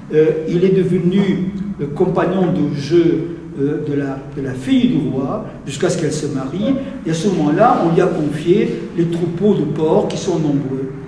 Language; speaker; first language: French; native; French